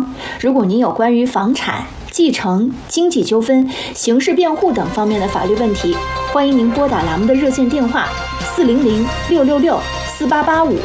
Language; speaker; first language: Chinese; native; Chinese